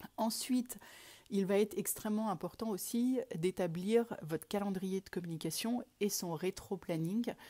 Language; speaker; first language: French; native; French